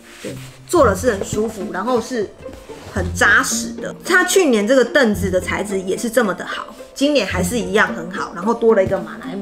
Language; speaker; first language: Chinese; native; Chinese